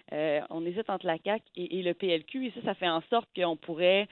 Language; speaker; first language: French; native; French